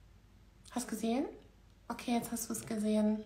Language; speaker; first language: German; native; German